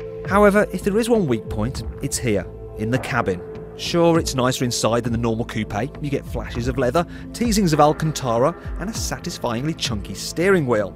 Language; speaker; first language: English; native; English